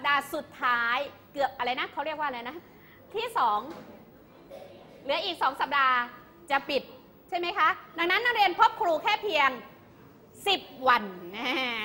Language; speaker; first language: Thai; native; Thai